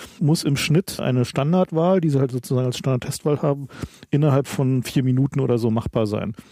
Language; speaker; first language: German; native; German